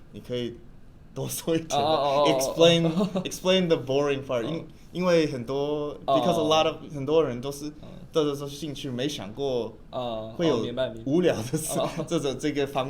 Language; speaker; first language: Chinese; early bilingual, heritage; English